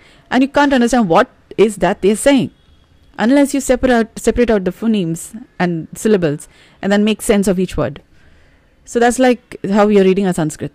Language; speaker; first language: English; non-native, local second language; Malayalam